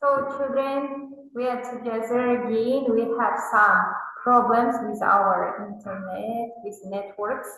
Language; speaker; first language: English; non-native, fluent; Kazakh